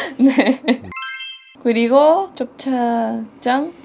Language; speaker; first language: Korean; non-native, learner; Portuguese